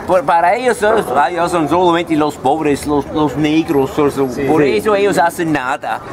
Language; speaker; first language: Spanish; non-native, learner; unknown